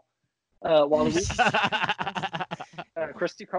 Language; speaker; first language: English; native; English